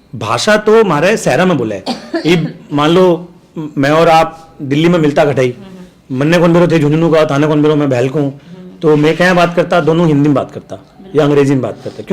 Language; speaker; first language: Hindi; native; Hindi